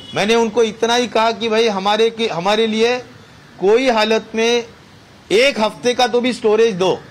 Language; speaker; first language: Hindi; non-native, local second language; Marathi